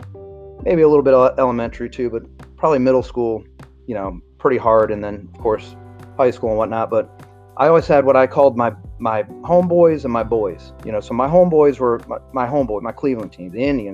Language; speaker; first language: English; native; English